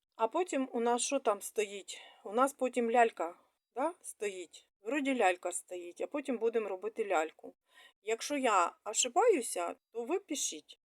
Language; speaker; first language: Ukrainian; non-native, local second language; Russian